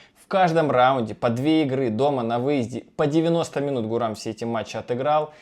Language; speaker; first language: Russian; native; Russian